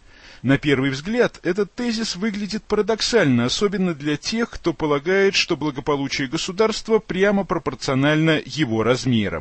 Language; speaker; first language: Russian; native; Russian